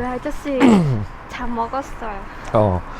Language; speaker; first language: Korean; non-native, learner; Vietnamese